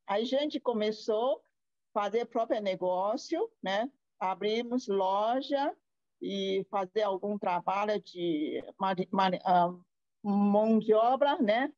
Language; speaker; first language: Portuguese; non-native, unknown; Chinese